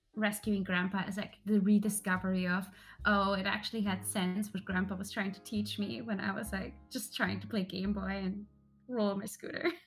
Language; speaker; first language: English; early bilingual, other home language; German